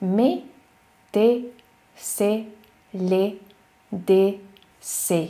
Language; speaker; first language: French; non-native, fluent; Hungarian